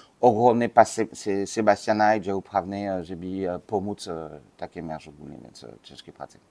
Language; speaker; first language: Polish; non-native, learner; French